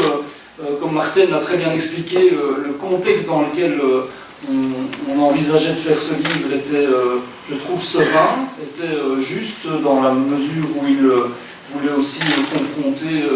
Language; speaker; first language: French; native; French